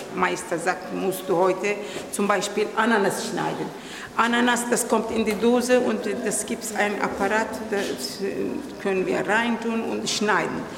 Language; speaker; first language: German; non-native, learner; Turkish